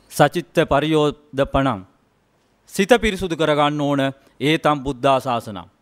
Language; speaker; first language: Sinhala; non-native, local second language; Tamil